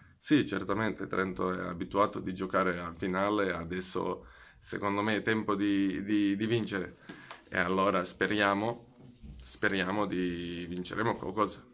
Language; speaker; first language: Italian; non-native, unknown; Serbian